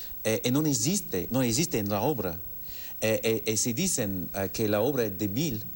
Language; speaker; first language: Spanish; non-native, fluent; English